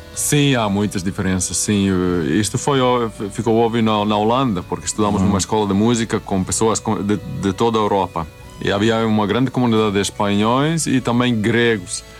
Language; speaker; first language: Portuguese; non-native, fluent; Swedish